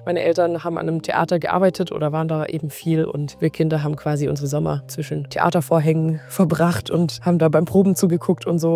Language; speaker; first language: German; native; German